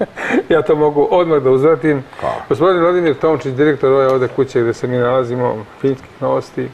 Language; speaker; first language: Croatian; native; Croatian